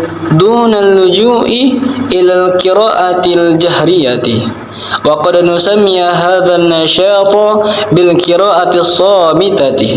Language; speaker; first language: Arabic; non-native, learner; Indonesian